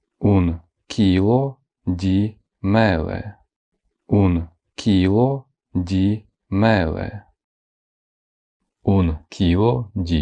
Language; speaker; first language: Italian; non-native, fluent; Ukrainian